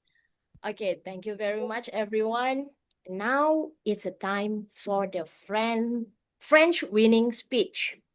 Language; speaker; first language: English; non-native, fluent; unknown